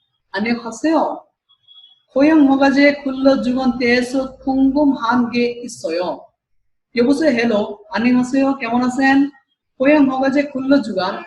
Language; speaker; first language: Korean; non-native, fluent; Bangla